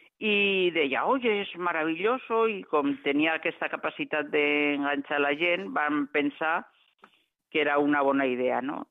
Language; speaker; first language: Catalan; non-native, local second language; Spanish